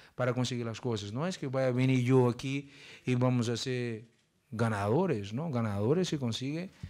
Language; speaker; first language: Spanish; non-native, fluent; Portuguese